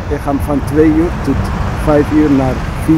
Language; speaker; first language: Dutch; non-native, learner; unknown